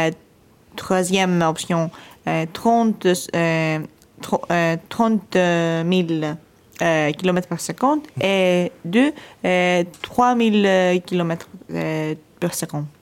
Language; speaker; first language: French; non-native, learner; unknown